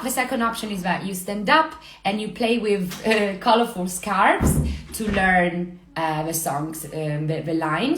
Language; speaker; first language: English; non-native, fluent; Italian